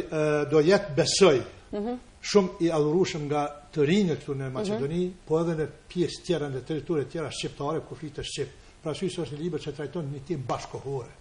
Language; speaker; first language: Albanian; native; Albanian